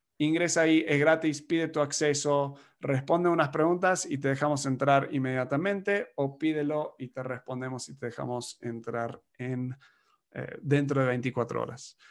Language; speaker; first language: Spanish; non-native, fluent; English